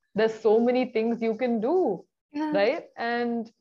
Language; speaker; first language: English; non-native, local second language; Malayalam